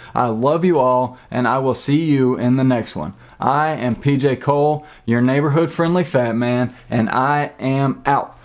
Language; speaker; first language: English; native; English